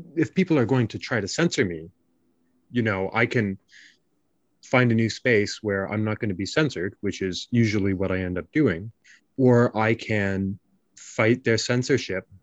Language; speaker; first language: English; native; English